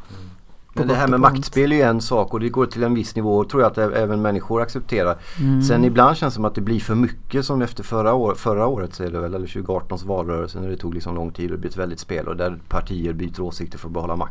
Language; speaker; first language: Swedish; native; Swedish